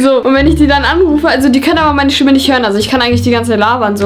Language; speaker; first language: German; native; German